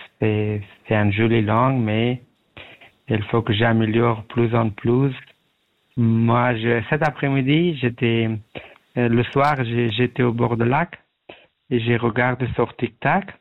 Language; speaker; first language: French; non-native, learner; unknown